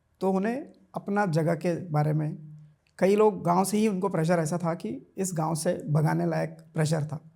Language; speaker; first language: Hindi; non-native, local second language; Kannada